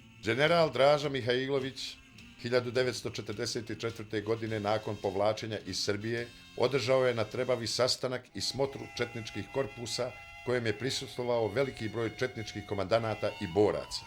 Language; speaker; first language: Bosnian; native; Bosnian